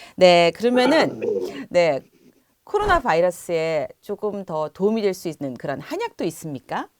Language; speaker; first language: Korean; native; Korean